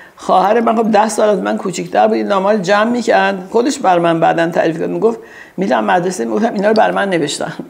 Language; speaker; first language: Persian; early bilingual, heritage; Persian